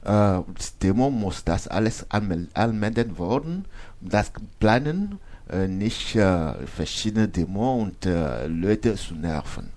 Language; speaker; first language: German; non-native, learner; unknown